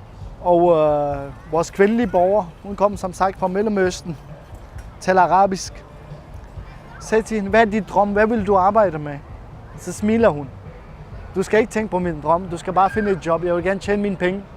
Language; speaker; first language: Danish; non-native, fluent; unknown